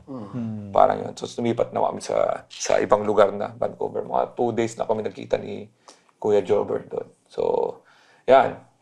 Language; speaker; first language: Filipino; native; Filipino